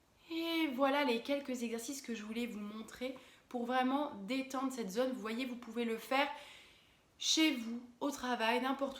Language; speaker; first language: French; native; French